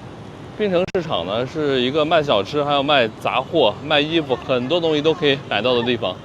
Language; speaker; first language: Chinese; native; Chinese